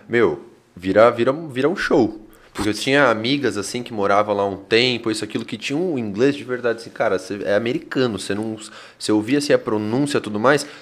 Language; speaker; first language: Portuguese; native; Portuguese